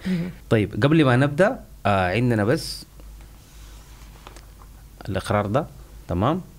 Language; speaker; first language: Arabic; native; Arabic